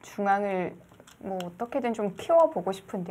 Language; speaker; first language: Korean; native; Korean